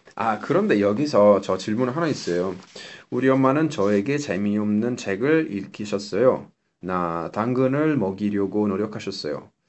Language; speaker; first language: Korean; non-native, fluent; English